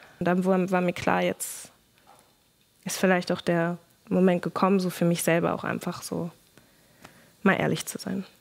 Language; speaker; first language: German; native; German